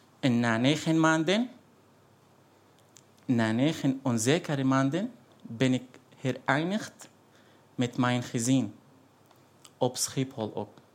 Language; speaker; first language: Dutch; non-native, fluent; Arabic